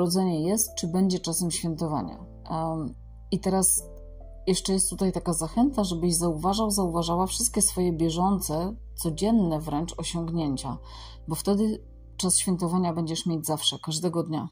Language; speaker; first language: Polish; native; Polish